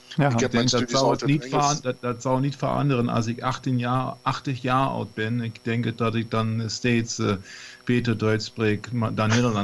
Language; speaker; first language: Dutch; non-native, learner; German